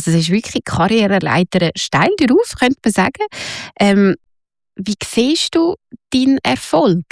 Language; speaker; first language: German; native; German